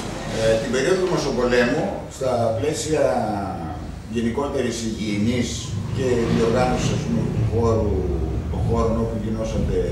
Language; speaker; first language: Greek; native; Greek